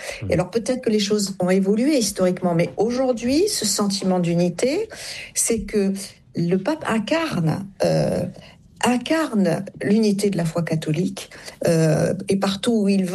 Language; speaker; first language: French; native; French